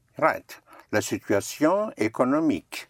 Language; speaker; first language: French; non-native, fluent; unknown